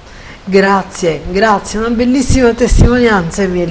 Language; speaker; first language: Italian; native; Italian